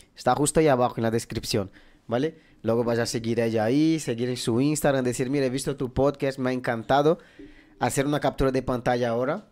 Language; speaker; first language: Spanish; non-native, fluent; Portuguese